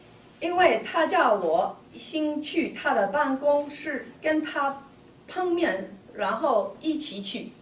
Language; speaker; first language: Chinese; non-native, learner; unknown